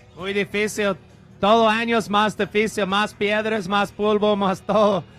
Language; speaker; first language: Spanish; non-native, learner; English